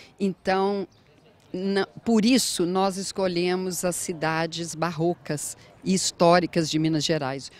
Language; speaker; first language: Portuguese; native; Portuguese